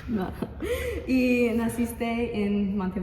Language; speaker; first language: Spanish; non-native, learner; English